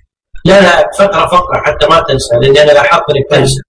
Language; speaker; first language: Arabic; native; Arabic